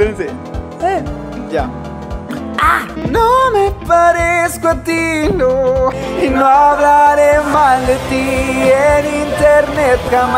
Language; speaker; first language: Spanish; native; Spanish